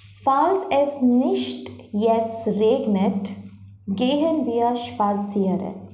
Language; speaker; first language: German; non-native, learner; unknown